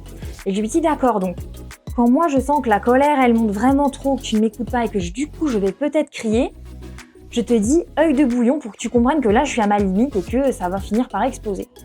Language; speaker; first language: French; native; French